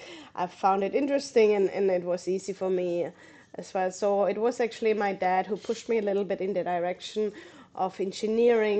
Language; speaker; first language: English; non-native, fluent; German